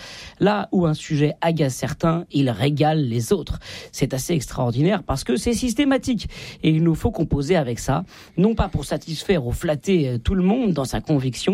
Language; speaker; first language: French; native; French